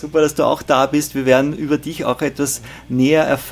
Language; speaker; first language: German; native; German